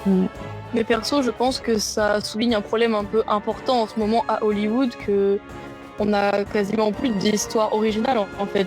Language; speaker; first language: French; native; French